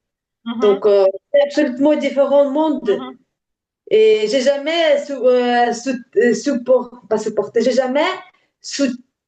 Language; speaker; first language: French; non-native, learner; Ukrainian